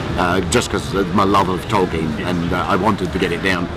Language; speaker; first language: English; native; English